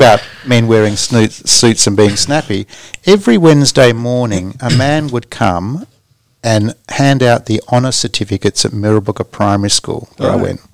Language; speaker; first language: English; native; English